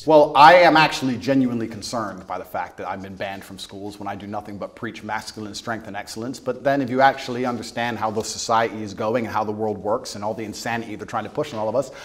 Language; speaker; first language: English; native; English